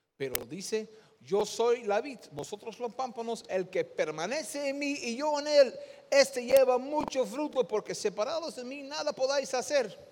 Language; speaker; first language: Spanish; non-native, fluent; Dutch